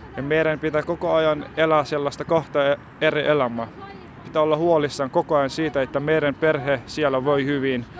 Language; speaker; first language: Finnish; non-native, fluent; Persian